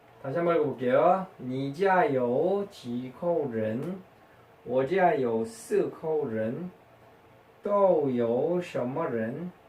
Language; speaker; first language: Chinese; non-native, fluent; Korean